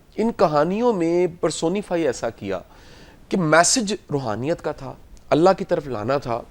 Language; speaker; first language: Urdu; non-native, local second language; Punjabi